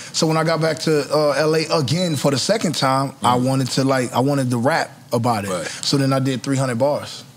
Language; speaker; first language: English; native; English